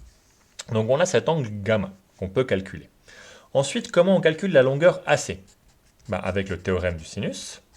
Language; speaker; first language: French; native; French